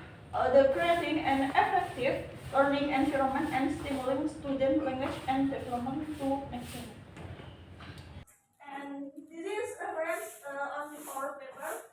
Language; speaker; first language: English; non-native, learner; Indonesian